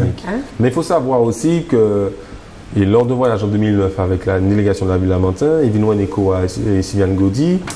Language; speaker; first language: French; native; French